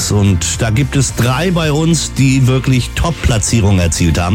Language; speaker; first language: German; native; German